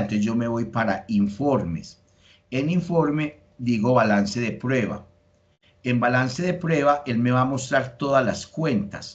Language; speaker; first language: Spanish; native; Spanish